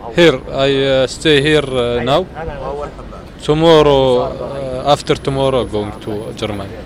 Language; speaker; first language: English; non-native, learner; Arabic